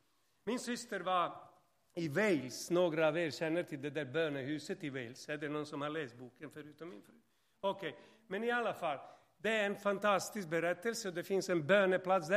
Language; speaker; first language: Swedish; non-native, fluent; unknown